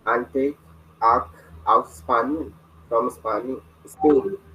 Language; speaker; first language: German; non-native, fluent; Hindi